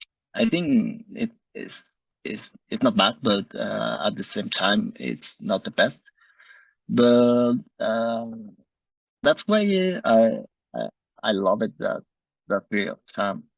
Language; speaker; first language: English; non-native, learner; Spanish